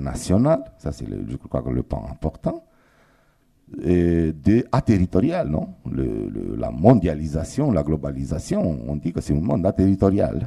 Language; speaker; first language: French; non-native, fluent; Romanian